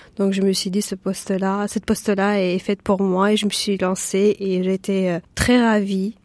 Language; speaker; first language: French; early bilingual, other home language; Persian